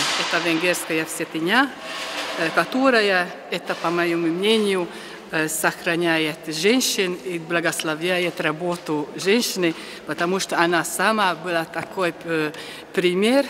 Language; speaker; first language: Russian; non-native, fluent; Hungarian